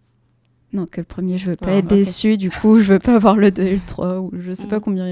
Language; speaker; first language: French; native; French